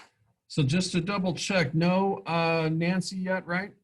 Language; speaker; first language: English; native; English